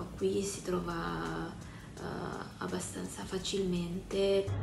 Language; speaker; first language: Italian; early bilingual, other home language; Filipino